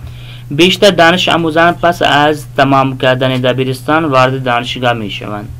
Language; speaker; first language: Persian; non-native, fluent; Urdu